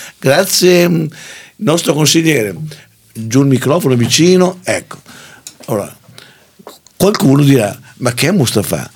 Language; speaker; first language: Italian; native; Italian